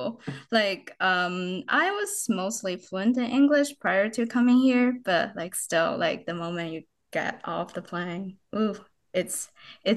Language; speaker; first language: English; non-native, fluent; Chinese